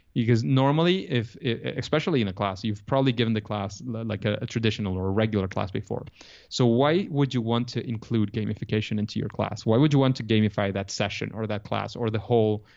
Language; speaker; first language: English; non-native, fluent; Spanish